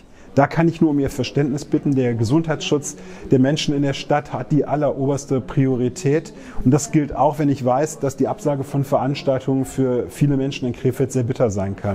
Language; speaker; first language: German; native; German